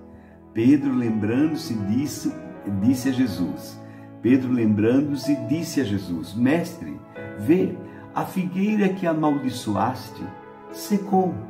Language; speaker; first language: Portuguese; native; Portuguese